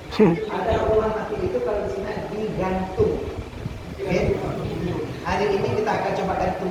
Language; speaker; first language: Indonesian; non-native, local second language; Achinese